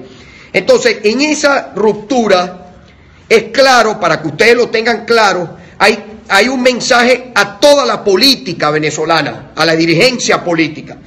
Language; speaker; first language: Spanish; native; Spanish